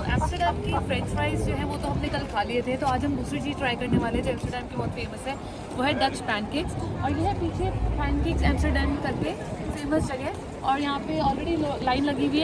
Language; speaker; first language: Hindi; native; Hindi